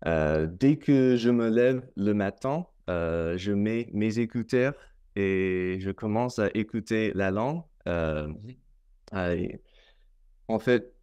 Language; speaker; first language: French; non-native, fluent; English